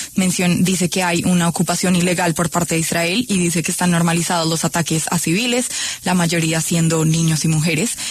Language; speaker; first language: Spanish; native; Spanish